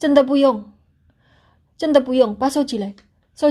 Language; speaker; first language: Chinese; non-native, learner; Indonesian